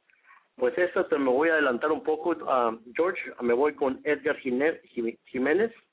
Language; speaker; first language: Spanish; native; Spanish